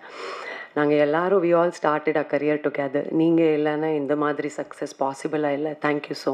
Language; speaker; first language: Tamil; non-native, fluent; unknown